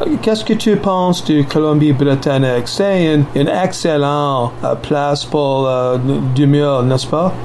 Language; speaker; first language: French; non-native, learner; English